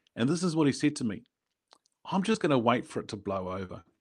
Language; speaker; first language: English; native; English